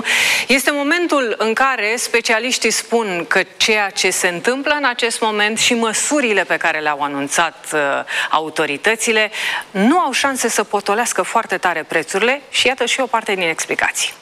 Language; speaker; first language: Romanian; native; Romanian